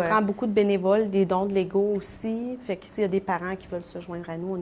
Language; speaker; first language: French; native; French